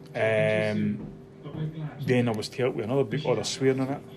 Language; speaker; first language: English; native; English